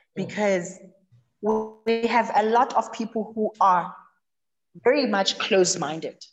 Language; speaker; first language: English; non-native, local second language; Zulu